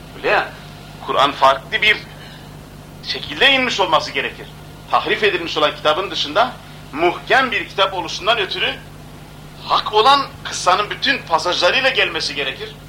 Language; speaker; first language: Turkish; non-native, local second language; Kurdish